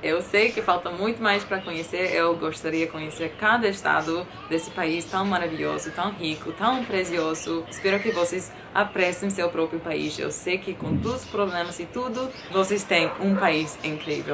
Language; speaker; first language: Portuguese; non-native, fluent; English